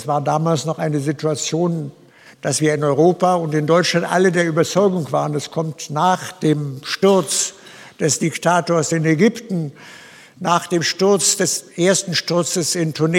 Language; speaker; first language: German; native; German